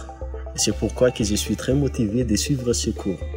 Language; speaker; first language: French; non-native, local second language; Malagasy